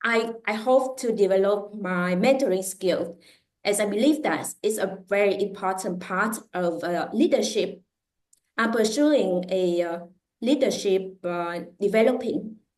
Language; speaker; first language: English; non-native, fluent; Vietnamese